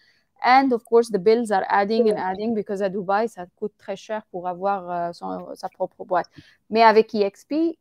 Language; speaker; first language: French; non-native, fluent; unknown